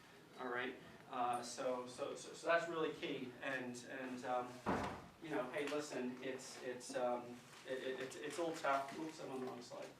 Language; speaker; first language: English; native; English